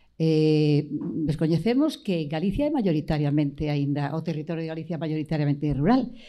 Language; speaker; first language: Galician; native; Galician